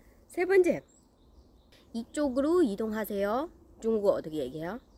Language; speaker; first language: Korean; non-native, learner; Chinese